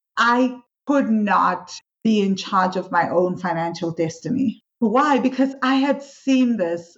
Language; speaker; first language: English; non-native, local second language; Swati